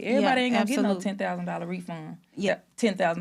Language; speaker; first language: English; native; English